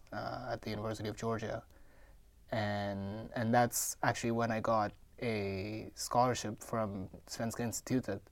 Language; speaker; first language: English; non-native, local second language; Gujarati